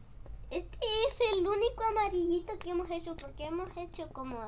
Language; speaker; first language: Spanish; native; Spanish